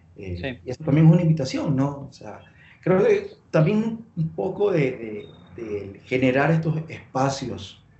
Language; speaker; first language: Spanish; native; Spanish